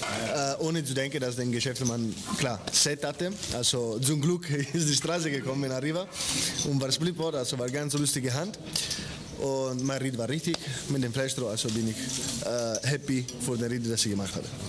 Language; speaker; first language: German; non-native, fluent; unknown